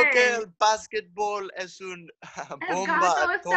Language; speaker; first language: Spanish; non-native, learner; English